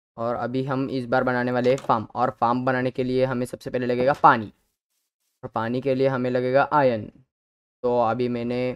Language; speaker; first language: Hindi; native; Hindi